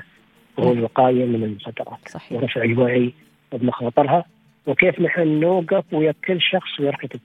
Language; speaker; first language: Arabic; native; Arabic